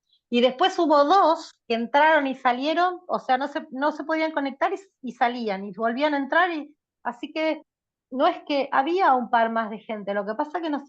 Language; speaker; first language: Spanish; native; Spanish